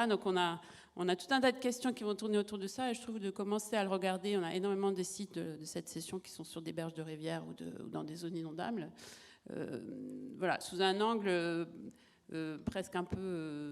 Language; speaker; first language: French; native; French